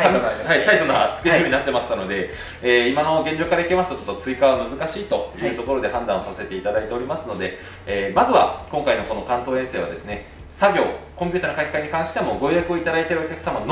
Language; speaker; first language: Japanese; native; Japanese